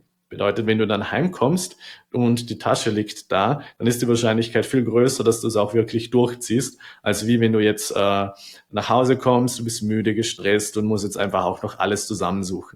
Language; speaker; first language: German; native; German